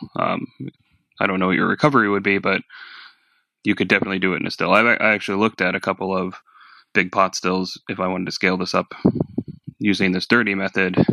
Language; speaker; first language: English; native; English